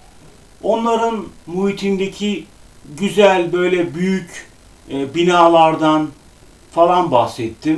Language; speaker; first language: Turkish; native; Turkish